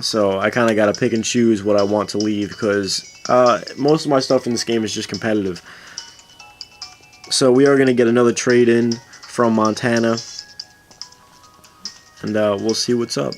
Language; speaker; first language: English; native; English